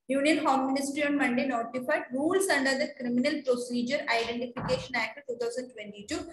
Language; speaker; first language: English; non-native, local second language; Malayalam